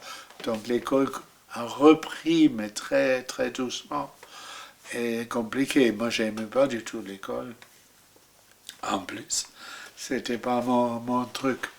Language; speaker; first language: French; non-native, fluent; German